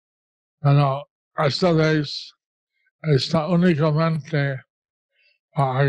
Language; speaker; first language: Spanish; non-native, learner; English